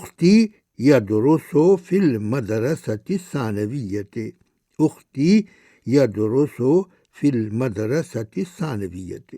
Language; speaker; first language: Arabic; non-native, fluent; Urdu